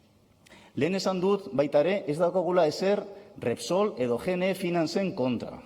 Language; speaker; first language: Basque; non-native, local second language; Spanish